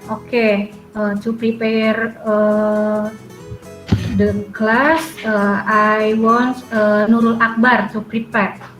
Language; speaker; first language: English; non-native, learner; Indonesian